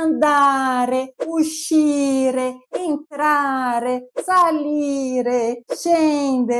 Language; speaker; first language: Italian; non-native, fluent; Portuguese